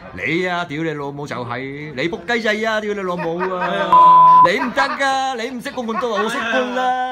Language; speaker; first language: Cantonese; non-native, learner; Japanese